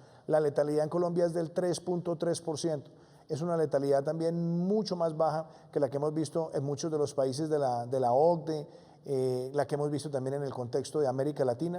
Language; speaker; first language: Spanish; native; Spanish